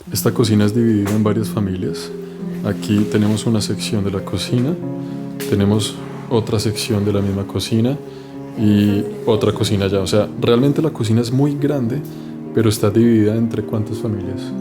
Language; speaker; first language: Spanish; native; Spanish